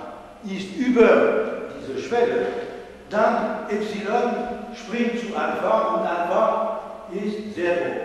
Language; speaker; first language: German; non-native, fluent; French